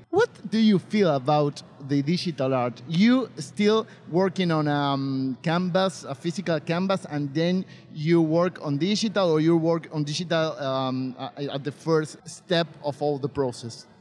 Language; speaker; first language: English; non-native, learner; Spanish